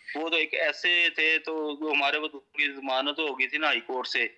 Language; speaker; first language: Urdu; non-native, local second language; Punjabi